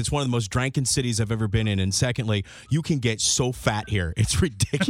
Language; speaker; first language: English; native; English